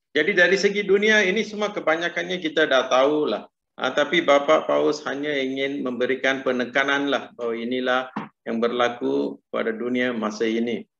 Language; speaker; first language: Malay; non-native, local second language; Tamil